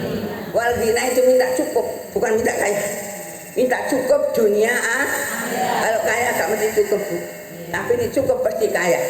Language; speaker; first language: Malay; non-native, local second language; Javanese